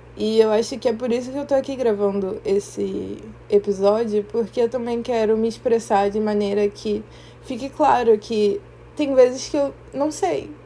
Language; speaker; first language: Portuguese; native; Portuguese